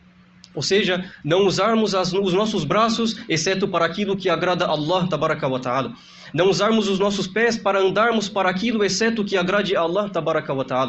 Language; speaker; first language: Portuguese; native; Portuguese